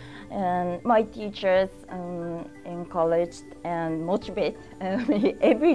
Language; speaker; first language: English; non-native, learner; Japanese